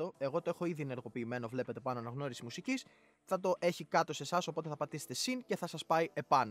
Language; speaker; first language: Greek; native; Greek